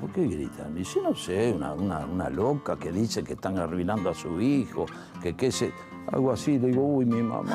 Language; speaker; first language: Spanish; early bilingual, other home language; Italian